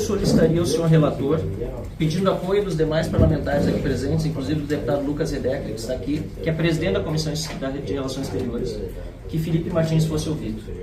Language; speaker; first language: Portuguese; native; Portuguese